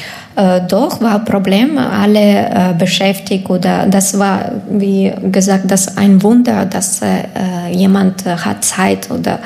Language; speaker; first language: German; non-native, learner; Ukrainian